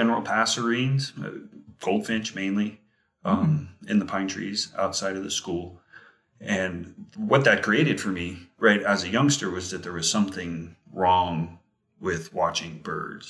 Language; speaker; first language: English; native; English